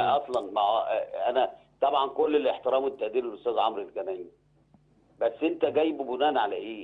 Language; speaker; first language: Arabic; native; Arabic